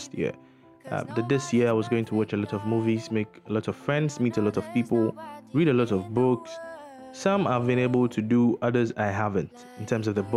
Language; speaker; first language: English; non-native, local second language; Akan